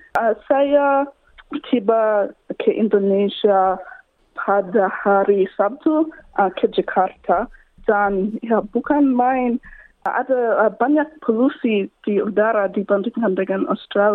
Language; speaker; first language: Indonesian; non-native, learner; English